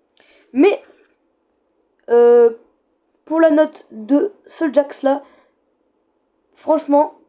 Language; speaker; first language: French; native; French